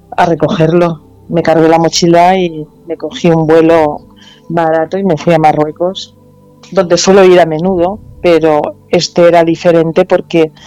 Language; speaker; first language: Spanish; native; Spanish